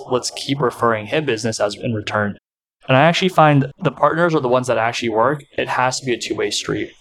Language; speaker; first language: English; native; English